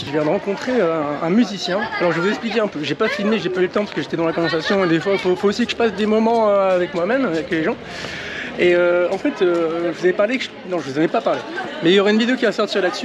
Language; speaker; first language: French; native; French